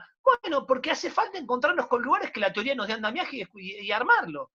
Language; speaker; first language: Spanish; native; Spanish